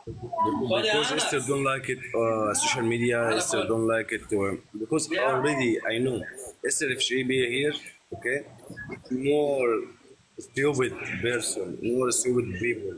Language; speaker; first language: English; non-native, learner; Arabic